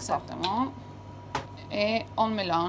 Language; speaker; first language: French; non-native, fluent; Spanish